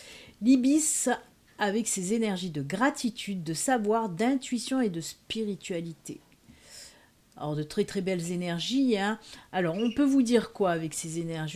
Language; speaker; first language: French; native; French